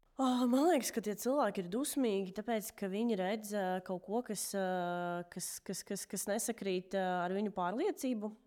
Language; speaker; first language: Latvian; non-native, local second language; Russian